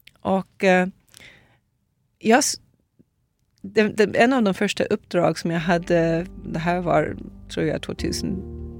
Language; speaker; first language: Swedish; non-native, fluent; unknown